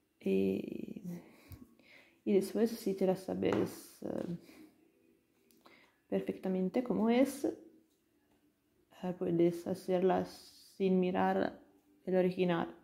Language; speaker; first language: Spanish; non-native, learner; Italian